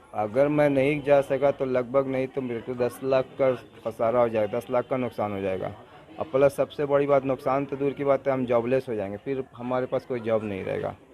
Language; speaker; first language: Hindi; native; Hindi